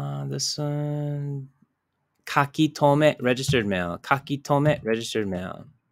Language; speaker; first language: English; native; English